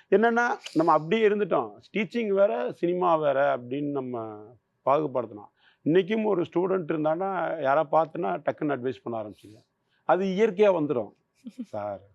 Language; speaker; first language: Tamil; native; Tamil